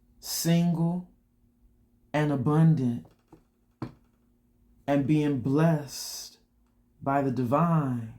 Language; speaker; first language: English; native; English